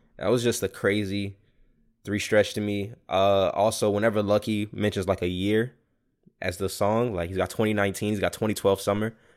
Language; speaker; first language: English; native; English